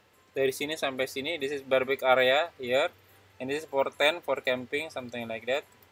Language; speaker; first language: English; non-native, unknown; Indonesian